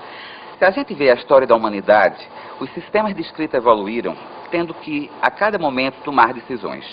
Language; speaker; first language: Portuguese; native; Portuguese